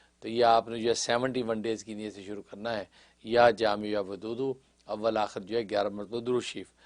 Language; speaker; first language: Urdu; native; Urdu